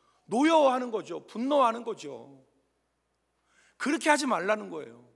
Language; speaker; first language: Korean; native; Korean